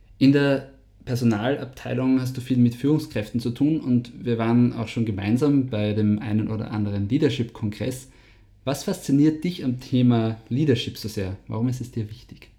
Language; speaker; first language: German; native; German